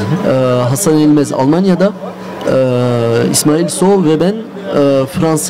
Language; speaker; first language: Turkish; early bilingual, heritage; Turkish